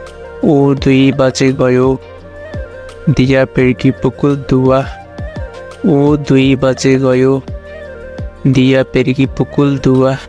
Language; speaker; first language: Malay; non-native, fluent; Nepali